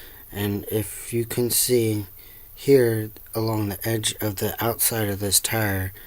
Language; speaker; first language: English; native; English